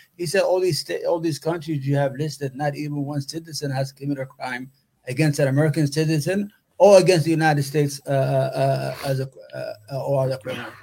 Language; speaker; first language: English; native; English